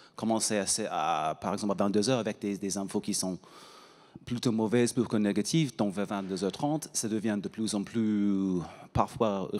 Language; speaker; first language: French; non-native, fluent; English